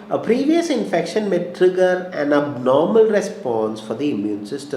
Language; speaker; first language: English; non-native, local second language; Malayalam